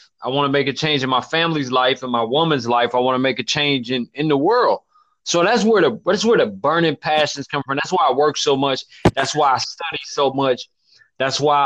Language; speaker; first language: English; native; English